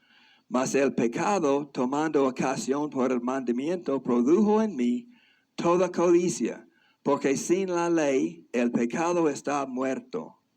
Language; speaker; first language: Spanish; non-native, fluent; English